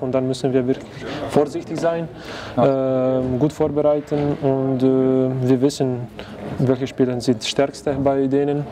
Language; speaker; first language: German; non-native, fluent; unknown